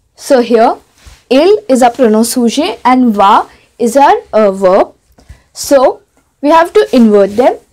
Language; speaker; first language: English; non-native, local second language; Hindi